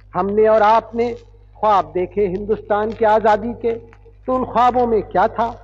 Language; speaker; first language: Hindi; native; Hindi